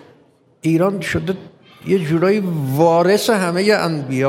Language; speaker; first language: Persian; native; Persian